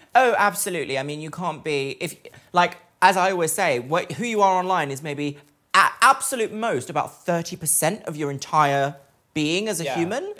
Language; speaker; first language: English; native; English